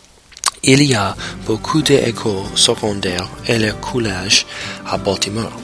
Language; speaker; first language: French; non-native, learner; English